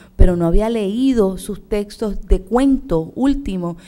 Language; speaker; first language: Spanish; native; Spanish